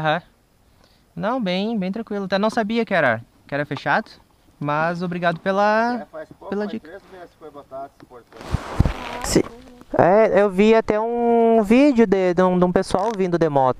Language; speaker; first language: Portuguese; native; Portuguese